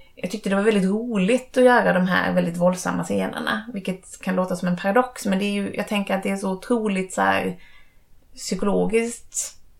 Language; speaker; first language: Swedish; native; Swedish